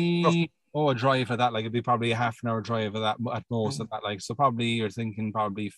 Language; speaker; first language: English; native; English